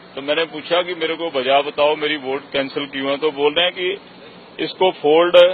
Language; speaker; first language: Hindi; non-native, local second language; Punjabi